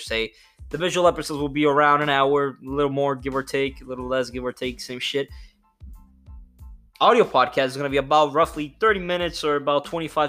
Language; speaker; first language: English; non-native, fluent; Spanish